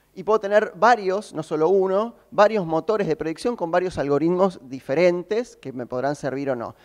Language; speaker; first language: Spanish; native; Spanish